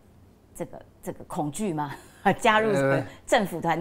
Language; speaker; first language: Chinese; native; Chinese